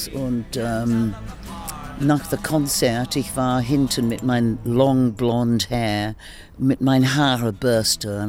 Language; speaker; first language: German; non-native, learner; English